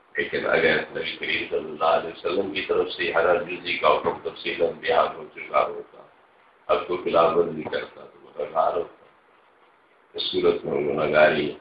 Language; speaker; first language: Urdu; non-native, local second language; Punjabi